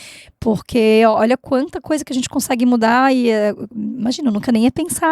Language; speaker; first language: Portuguese; native; Portuguese